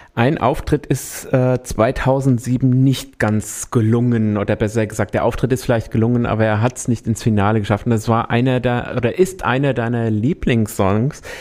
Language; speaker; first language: German; early bilingual, other home language; Spanish